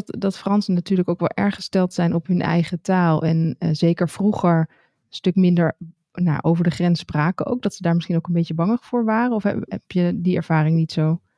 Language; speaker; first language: Dutch; native; Dutch